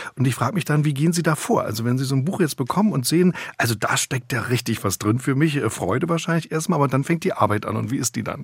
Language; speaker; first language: German; native; German